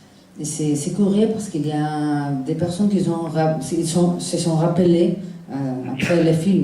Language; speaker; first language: French; non-native, fluent; Spanish